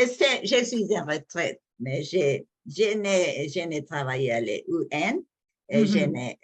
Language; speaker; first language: French; non-native, learner; English